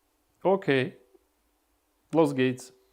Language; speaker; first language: German; non-native, learner; Russian